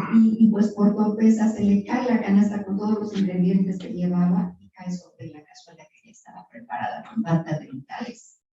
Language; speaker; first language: Spanish; native; Spanish